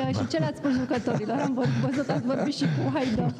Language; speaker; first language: Romanian; native; Romanian